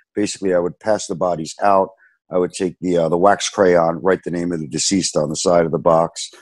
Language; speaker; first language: English; native; English